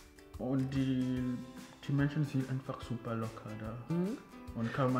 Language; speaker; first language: German; non-native, fluent; Ewe